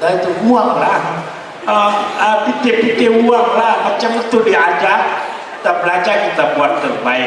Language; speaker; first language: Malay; non-native, local second language; Tamil